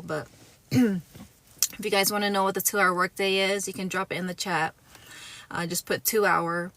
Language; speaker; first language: English; native; English